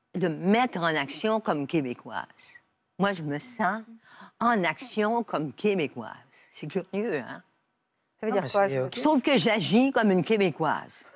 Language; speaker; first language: French; native; French